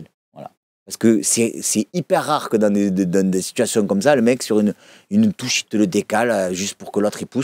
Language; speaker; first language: French; native; French